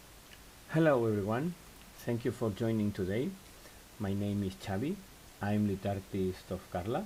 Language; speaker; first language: English; non-native, fluent; Spanish